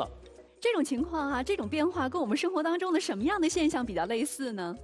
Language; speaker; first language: Chinese; native; Chinese